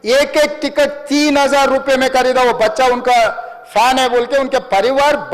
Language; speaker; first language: Hindi; non-native, local second language; Telugu